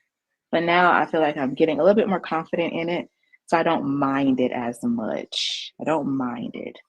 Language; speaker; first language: English; native; English